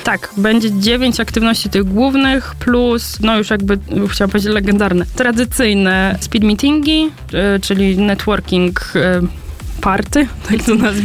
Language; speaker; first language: Polish; native; Polish